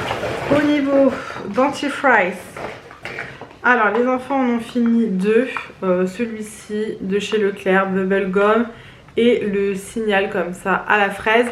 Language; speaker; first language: French; native; French